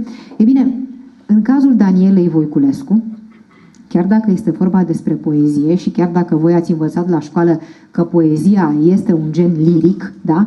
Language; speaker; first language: Romanian; native; Romanian